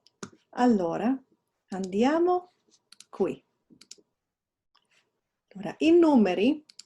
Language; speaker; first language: Italian; non-native, fluent; English